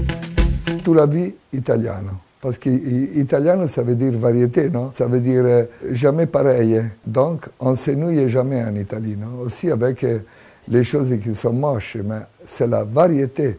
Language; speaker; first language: French; non-native, fluent; Italian